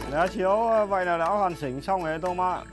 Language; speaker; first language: Vietnamese; native; Vietnamese